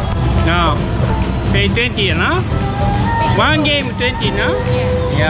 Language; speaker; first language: English; non-native, learner; Japanese